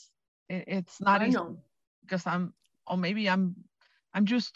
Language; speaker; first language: English; non-native, fluent; Spanish